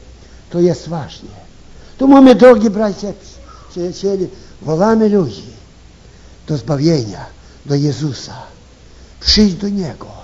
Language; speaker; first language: Polish; early bilingual, heritage; Ukrainian